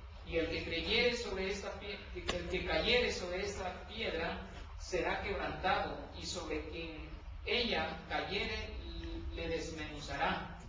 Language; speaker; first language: Spanish; native; Spanish